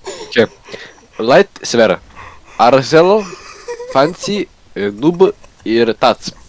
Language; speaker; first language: English; non-native, learner; Russian